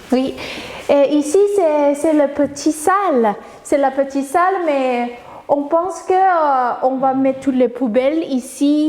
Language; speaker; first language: French; non-native, learner; Thai